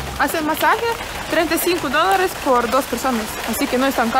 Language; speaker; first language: Spanish; non-native, learner; Ukrainian